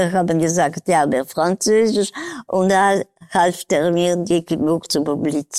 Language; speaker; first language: German; non-native, learner; Polish